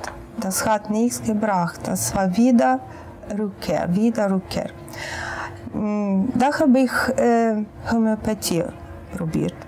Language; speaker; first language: German; non-native, fluent; Russian